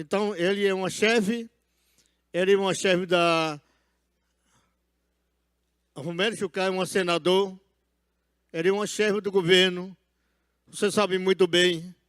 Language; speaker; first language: Portuguese; non-native, local second language; Yanomámi